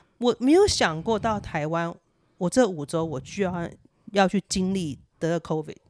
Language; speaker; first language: Chinese; native; Chinese